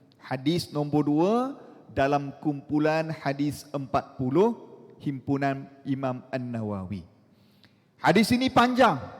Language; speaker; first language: Malay; native; Malay